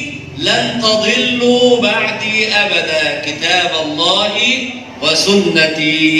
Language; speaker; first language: Arabic; native; Arabic